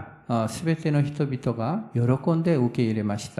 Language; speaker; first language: Japanese; non-native, fluent; Korean